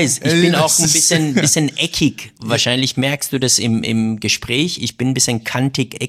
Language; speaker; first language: German; non-native, fluent; Persian